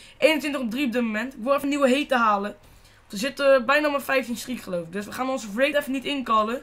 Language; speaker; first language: Dutch; native; Dutch